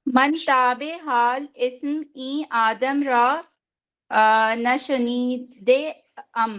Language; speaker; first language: Persian; non-native, learner; Urdu